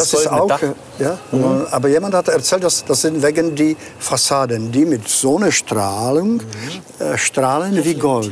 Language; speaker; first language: German; non-native, fluent; Czech